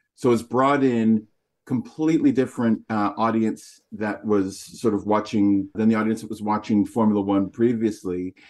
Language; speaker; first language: English; native; English